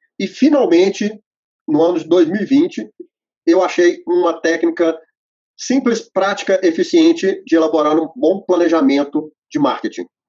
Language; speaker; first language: Portuguese; native; Portuguese